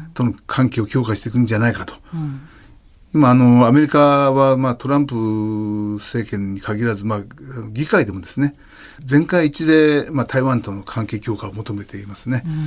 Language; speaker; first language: Japanese; native; Japanese